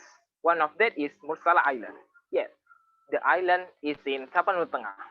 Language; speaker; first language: English; non-native, local second language; Indonesian